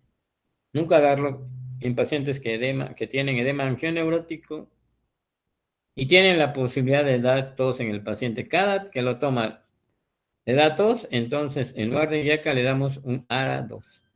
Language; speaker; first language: Spanish; native; Spanish